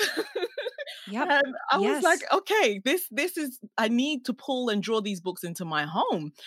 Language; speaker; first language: English; non-native, local second language; Akan